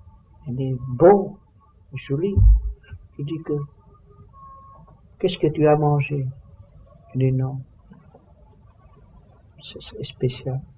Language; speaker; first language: French; non-native, learner; Vietnamese